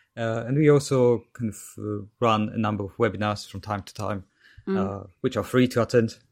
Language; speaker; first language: English; non-native, fluent; Polish